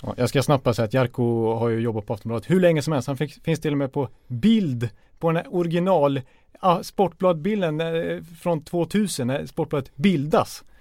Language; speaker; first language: Swedish; native; Swedish